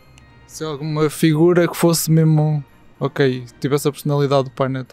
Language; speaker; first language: Portuguese; native; Portuguese